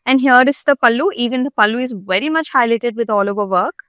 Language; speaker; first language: English; non-native, local second language; Telugu